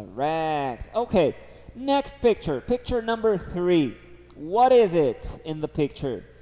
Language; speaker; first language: English; non-native, fluent; Portuguese